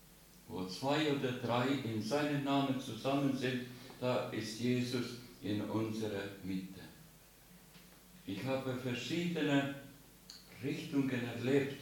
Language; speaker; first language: German; non-native, fluent; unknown